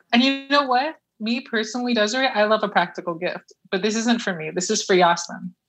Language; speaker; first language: English; early bilingual, other home language; Persian